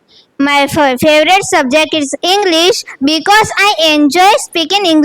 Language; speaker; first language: English; non-native, learner; Gujarati